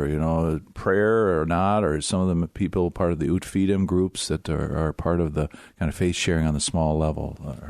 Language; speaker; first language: English; native; English